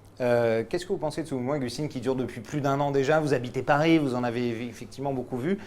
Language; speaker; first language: French; native; French